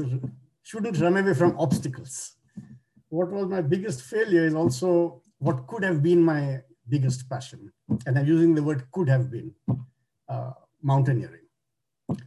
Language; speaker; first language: English; non-native, local second language; Bangla